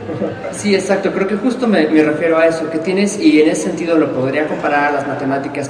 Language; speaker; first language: Spanish; native; Spanish